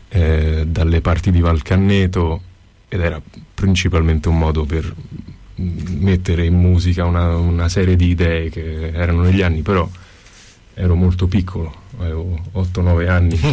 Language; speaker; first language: Italian; native; Italian